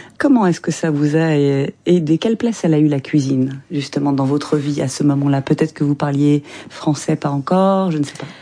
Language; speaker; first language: French; native; French